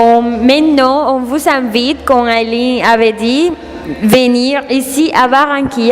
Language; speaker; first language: French; non-native, learner; Spanish